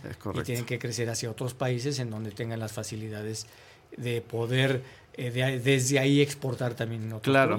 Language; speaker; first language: Spanish; native; Spanish